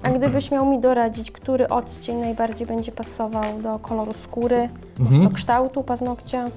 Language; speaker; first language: Polish; native; Polish